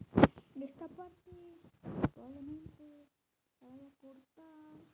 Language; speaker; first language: Spanish; early bilingual, other home language; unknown